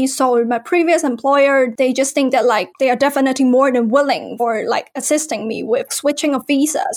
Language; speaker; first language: English; non-native, local second language; Cantonese